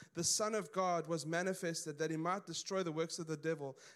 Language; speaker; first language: English; native; English